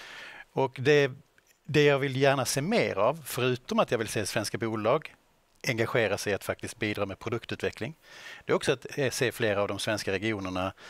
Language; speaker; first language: Swedish; native; Swedish